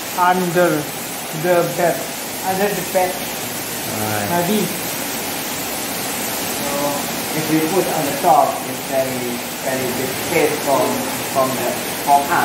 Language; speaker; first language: English; non-native, learner; Indonesian